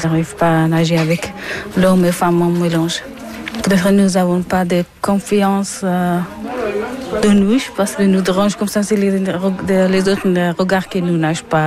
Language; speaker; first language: French; non-native, learner; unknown